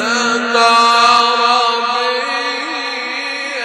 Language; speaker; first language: Arabic; native; Arabic